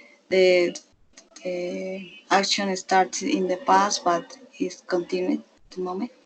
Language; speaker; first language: English; non-native, learner; Spanish